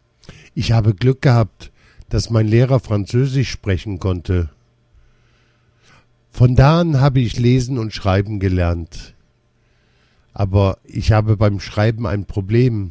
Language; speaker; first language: German; early bilingual, other home language; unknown